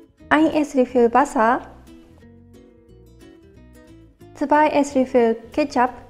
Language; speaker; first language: German; non-native, fluent; Japanese